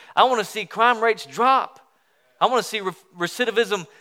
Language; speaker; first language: English; native; English